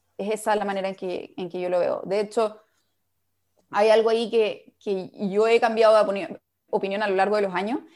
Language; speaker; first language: Spanish; native; Spanish